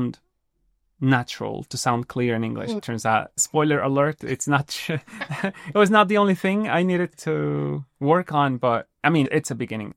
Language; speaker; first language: English; non-native, fluent; Spanish